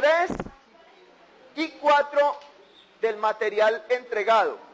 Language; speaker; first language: Spanish; native; Spanish